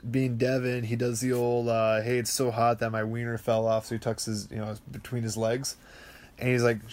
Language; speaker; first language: English; native; English